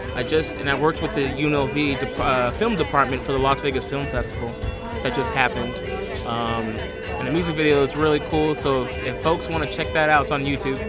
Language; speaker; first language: English; native; English